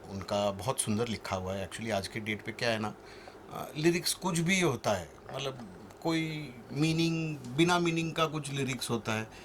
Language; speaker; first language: Hindi; non-native, local second language; Bangla